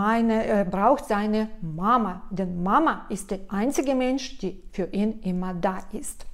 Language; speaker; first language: German; non-native, fluent; Russian